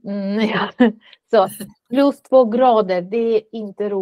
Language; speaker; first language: Swedish; non-native, fluent; Russian